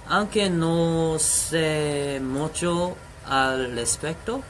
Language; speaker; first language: Spanish; non-native, learner; Korean